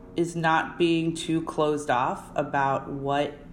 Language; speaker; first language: English; native; English